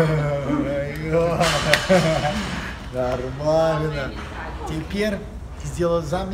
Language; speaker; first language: Russian; non-native, fluent; Portuguese